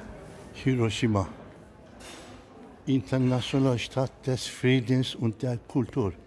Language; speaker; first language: German; non-native, fluent; Turkish